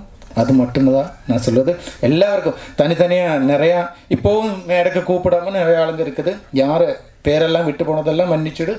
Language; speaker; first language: Tamil; non-native, local second language; Malayalam